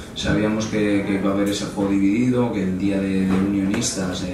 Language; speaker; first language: Spanish; non-native, local second language; Catalan